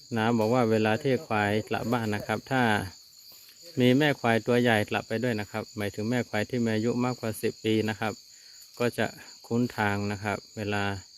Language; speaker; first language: Thai; non-native, local second language; Karen languages